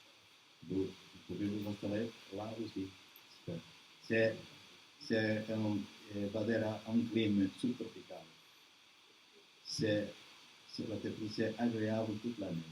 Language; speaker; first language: French; non-native, learner; Portuguese